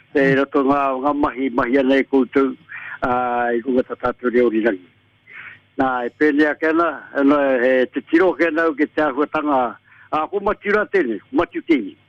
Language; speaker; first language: Māori; native; Māori